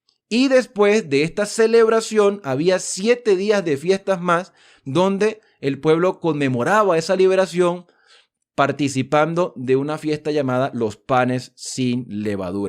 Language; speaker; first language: Spanish; native; Spanish